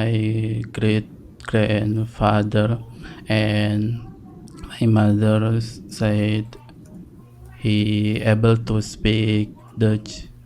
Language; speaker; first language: English; non-native, learner; Indonesian